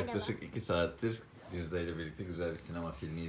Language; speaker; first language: Turkish; native; Turkish